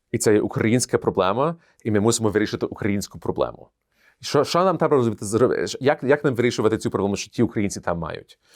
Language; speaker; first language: Ukrainian; early bilingual, heritage; Ukrainian